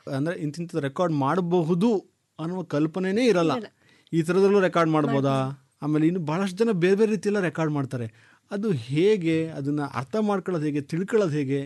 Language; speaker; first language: Kannada; native; Kannada